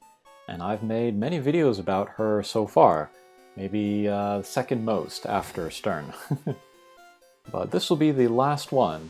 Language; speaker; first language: English; native; English